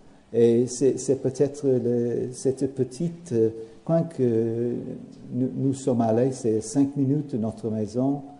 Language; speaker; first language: French; non-native, learner; English